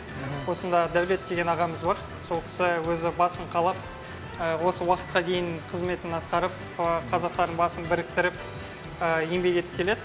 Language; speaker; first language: Kazakh; native; Kazakh